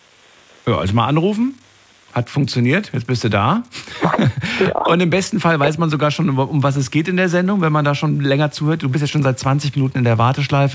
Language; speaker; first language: German; native; German